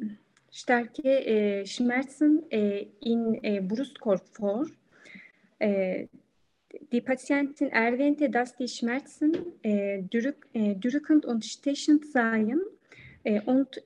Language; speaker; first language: German; non-native, learner; Turkish